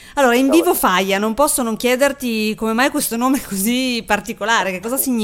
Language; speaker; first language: Italian; native; Italian